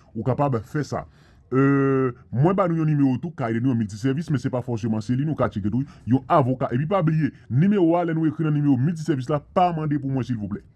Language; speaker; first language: Haitian Creole; non-native, fluent; Spanish